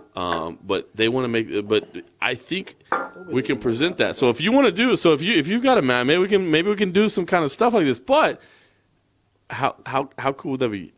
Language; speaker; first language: English; native; English